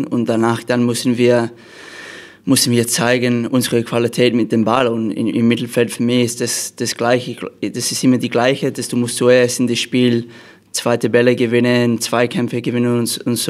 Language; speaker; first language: German; non-native, fluent; English